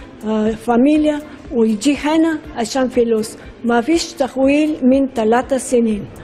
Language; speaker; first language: Arabic; non-native, learner; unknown